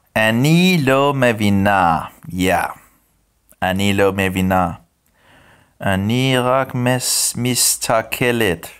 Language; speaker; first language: Hebrew; non-native, learner; English